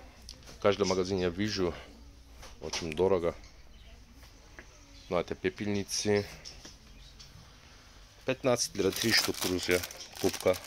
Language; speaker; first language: Russian; non-native, learner; Turkish